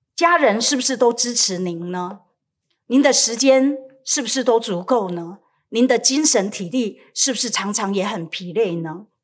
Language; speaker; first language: Chinese; native; Chinese